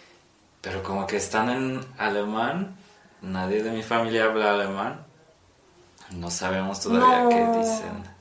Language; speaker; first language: Spanish; non-native, fluent; Polish